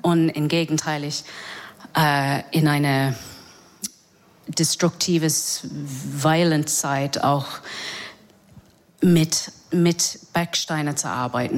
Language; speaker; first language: German; non-native, fluent; English